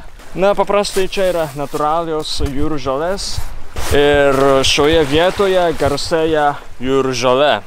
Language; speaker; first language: Lithuanian; non-native, fluent; Japanese